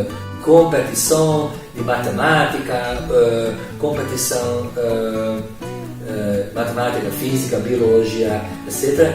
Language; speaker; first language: Portuguese; non-native, fluent; Hungarian